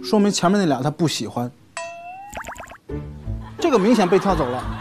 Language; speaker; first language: Chinese; native; Chinese